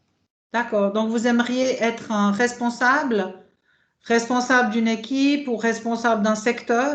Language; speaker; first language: French; native; French